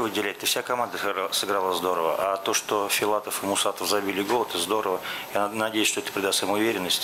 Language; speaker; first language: Russian; native; Russian